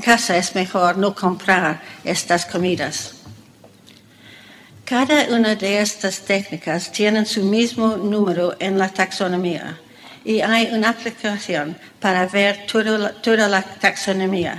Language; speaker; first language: Spanish; non-native, fluent; English